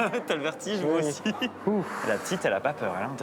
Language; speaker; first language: French; native; French